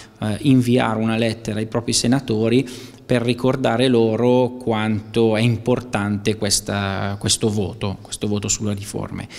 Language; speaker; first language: Italian; native; Italian